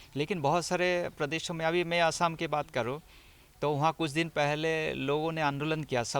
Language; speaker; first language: Hindi; non-native, local second language; Assamese